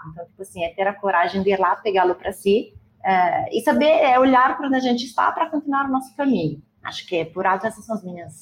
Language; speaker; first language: Portuguese; non-native, fluent; Italian